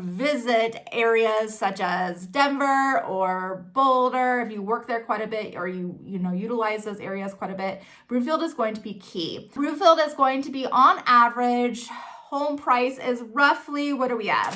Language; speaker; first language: English; native; English